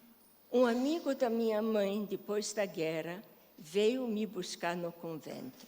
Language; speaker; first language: Portuguese; non-native, fluent; Polish